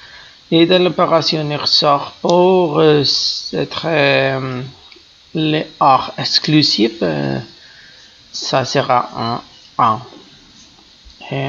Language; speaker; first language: French; non-native, fluent; Spanish